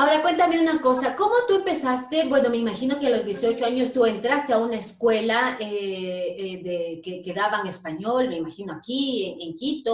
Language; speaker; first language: Spanish; native; Spanish